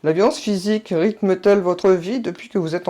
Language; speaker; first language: French; native; French